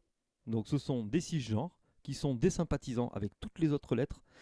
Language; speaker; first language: French; native; French